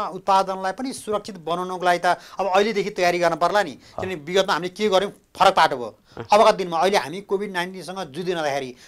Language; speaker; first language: Nepali; native; Nepali